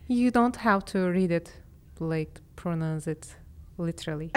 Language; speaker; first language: English; non-native, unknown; Turkish